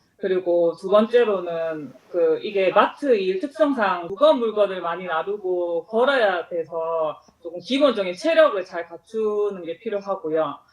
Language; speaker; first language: Korean; native; Korean